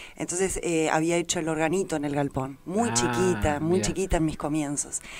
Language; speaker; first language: Spanish; native; Spanish